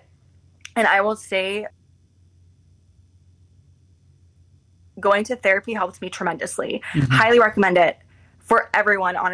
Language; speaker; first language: English; native; English